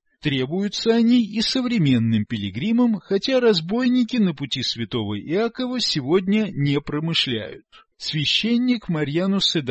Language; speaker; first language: Russian; native; Russian